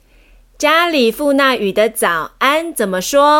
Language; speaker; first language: Chinese; native; Chinese